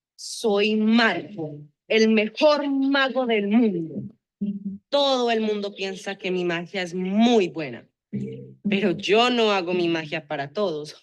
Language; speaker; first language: Spanish; non-native, learner; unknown